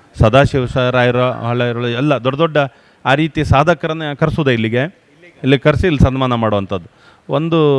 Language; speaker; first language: Kannada; native; Kannada